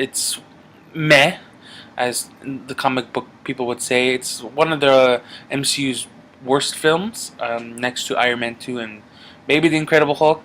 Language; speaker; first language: English; native; English